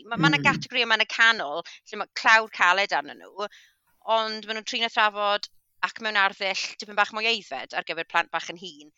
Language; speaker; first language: Welsh; native; Welsh